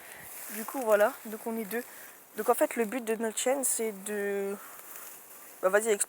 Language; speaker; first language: French; native; French